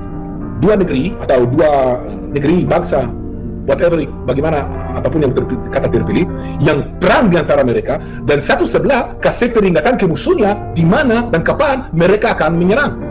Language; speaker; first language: Indonesian; non-native, fluent; Hebrew